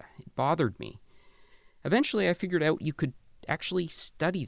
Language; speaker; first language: English; native; English